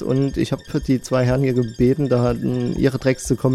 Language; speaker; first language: German; native; German